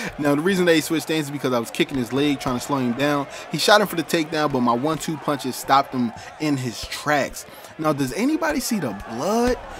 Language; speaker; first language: English; native; English